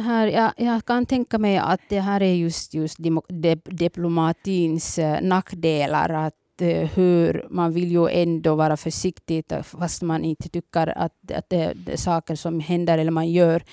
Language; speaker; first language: Swedish; early bilingual, other home language; Somali